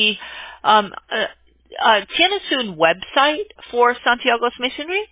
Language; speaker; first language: Spanish; non-native, learner; English